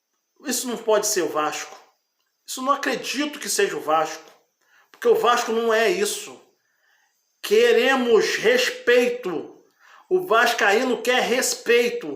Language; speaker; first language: Portuguese; native; Portuguese